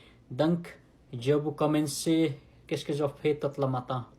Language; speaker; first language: French; non-native, learner; Nepali